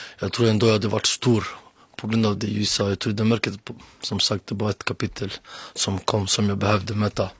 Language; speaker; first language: Swedish; early bilingual, other home language; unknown